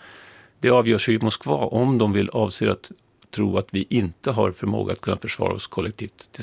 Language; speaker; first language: Swedish; native; Swedish